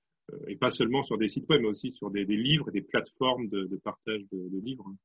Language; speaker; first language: French; native; French